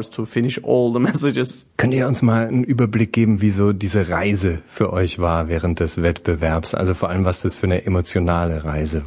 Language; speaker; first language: German; native; German